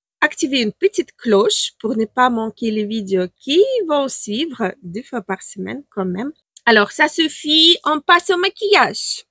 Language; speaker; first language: French; non-native, fluent; Ukrainian